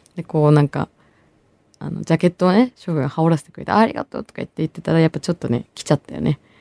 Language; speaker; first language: Japanese; early bilingual, other home language; Bangla